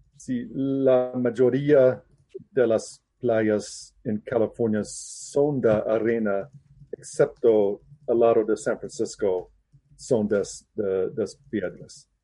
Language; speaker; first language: Spanish; non-native, learner; English